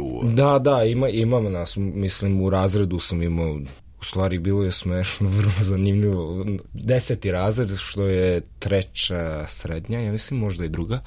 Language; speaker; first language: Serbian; early bilingual, heritage; Serbian